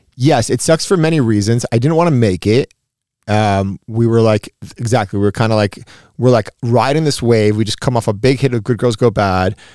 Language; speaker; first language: English; early bilingual, other home language; Spanish